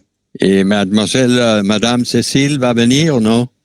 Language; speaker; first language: French; non-native, fluent; Spanish